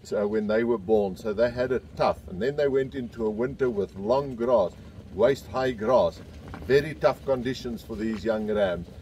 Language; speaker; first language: English; non-native, local second language; Afrikaans